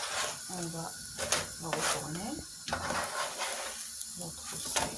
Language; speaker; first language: French; non-native, local second language; Arabic